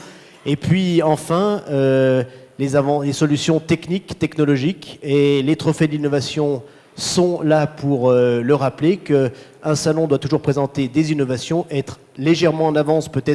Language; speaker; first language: French; native; French